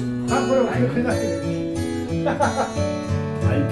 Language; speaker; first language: Korean; non-native, fluent; Japanese